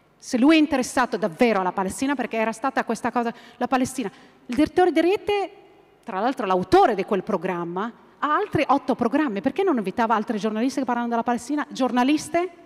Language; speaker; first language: Italian; non-native, fluent; Arabic